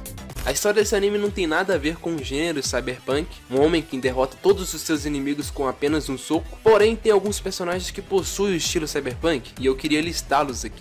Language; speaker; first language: Portuguese; native; Portuguese